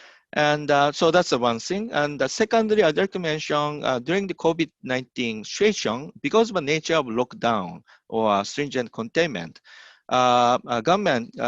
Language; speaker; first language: English; non-native, fluent; Japanese